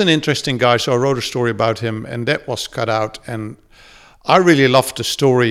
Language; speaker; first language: English; non-native, fluent; Dutch